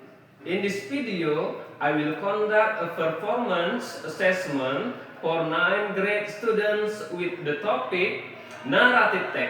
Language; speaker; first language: English; non-native, learner; Indonesian